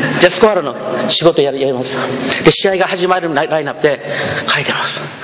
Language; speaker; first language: Japanese; early bilingual, heritage; Japanese